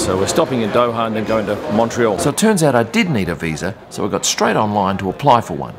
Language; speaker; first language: English; native; English